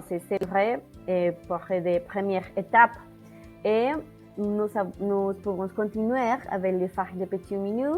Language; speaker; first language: French; non-native, learner; Spanish